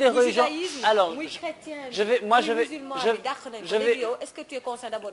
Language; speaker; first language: French; non-native, local second language; Wolof